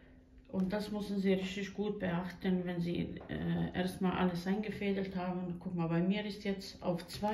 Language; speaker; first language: German; non-native, learner; Croatian